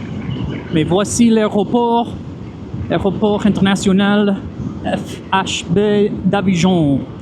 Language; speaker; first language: French; non-native, fluent; English